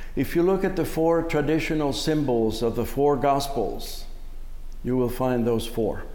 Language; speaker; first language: English; early bilingual, other home language; Spanish